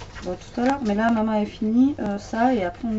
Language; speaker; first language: French; native; French